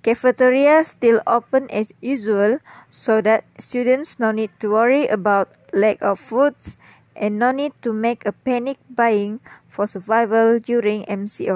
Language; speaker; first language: English; non-native, local second language; Malay